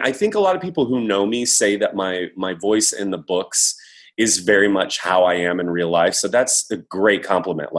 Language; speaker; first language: English; native; English